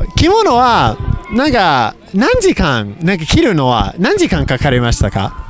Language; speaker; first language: Japanese; non-native, learner; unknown